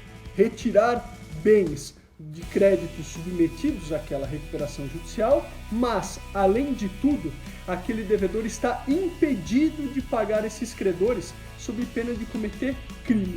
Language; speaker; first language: Portuguese; native; Portuguese